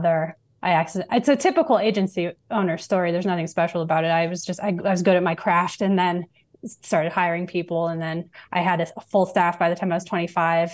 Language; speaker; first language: English; native; English